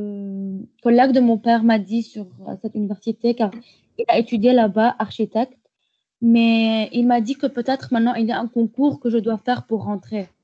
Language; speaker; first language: French; non-native, local second language; Arabic